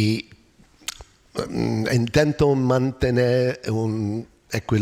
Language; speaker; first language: Spanish; non-native, learner; English